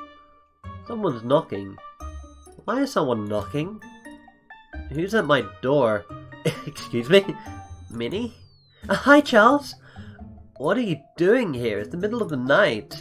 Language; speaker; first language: English; native; English